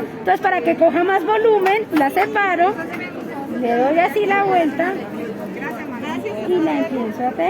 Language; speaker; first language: Spanish; native; Spanish